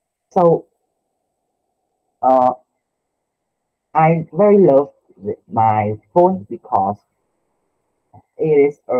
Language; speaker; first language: English; non-native, learner; Vietnamese